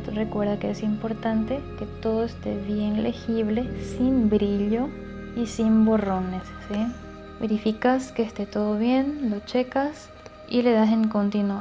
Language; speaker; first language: Spanish; native; Spanish